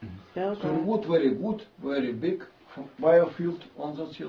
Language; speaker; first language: English; non-native, learner; Russian